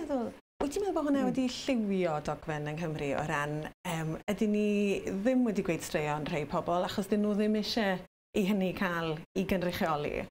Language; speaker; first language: Welsh; native; Welsh